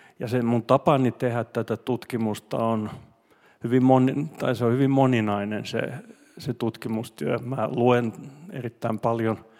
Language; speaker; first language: Finnish; non-native, local second language; Swedish